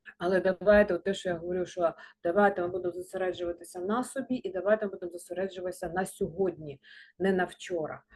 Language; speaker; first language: Ukrainian; non-native, local second language; Russian